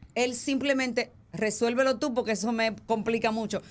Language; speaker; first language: Spanish; native; Spanish